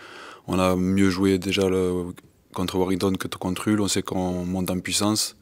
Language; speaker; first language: French; native; French